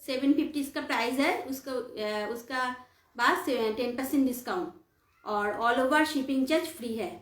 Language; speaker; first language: Hindi; non-native, local second language; Bangla